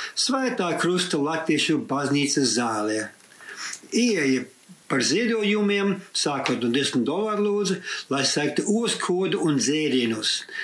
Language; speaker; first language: Latvian; early bilingual, heritage; Latvian